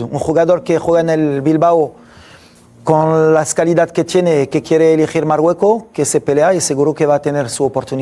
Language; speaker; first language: Spanish; non-native, fluent; French